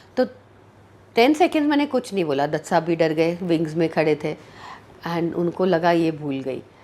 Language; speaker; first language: Hindi; early bilingual, heritage; Hindi